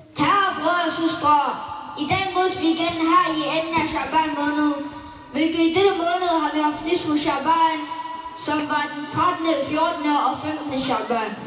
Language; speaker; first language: Danish; non-native, learner; Malay